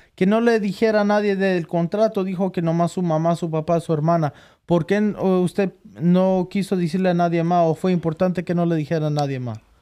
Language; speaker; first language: Spanish; early bilingual, heritage; Spanish